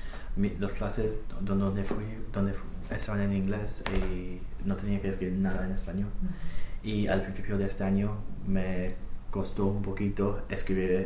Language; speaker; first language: Spanish; non-native, fluent; English